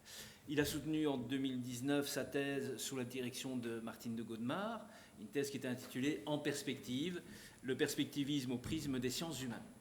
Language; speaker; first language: French; native; French